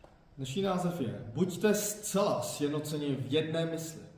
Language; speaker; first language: Czech; non-native, fluent; Korean